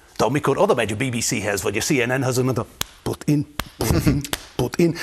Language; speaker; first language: Hungarian; non-native, fluent; English